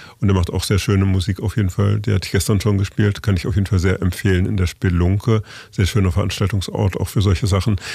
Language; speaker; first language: German; native; German